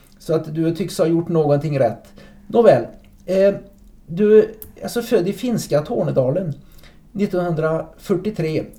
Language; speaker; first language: Swedish; native; Swedish